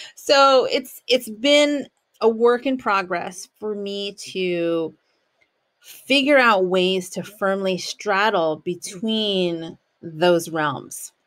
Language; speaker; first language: English; native; English